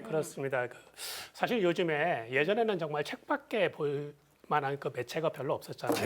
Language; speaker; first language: Korean; native; Korean